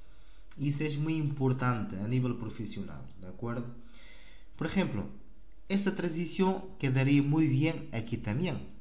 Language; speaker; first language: Portuguese; non-native, learner; Spanish